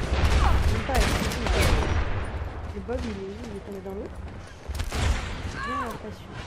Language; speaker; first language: French; native; French